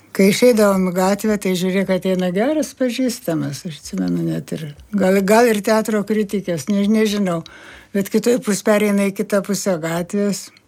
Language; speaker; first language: Lithuanian; native; Lithuanian